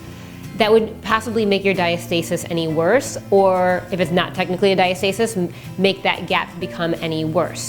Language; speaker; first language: English; native; English